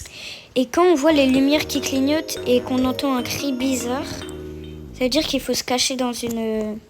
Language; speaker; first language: French; native; French